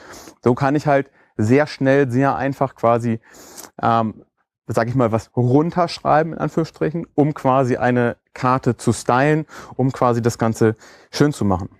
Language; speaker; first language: German; native; German